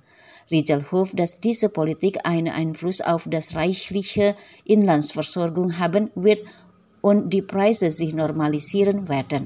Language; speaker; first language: German; non-native, fluent; Indonesian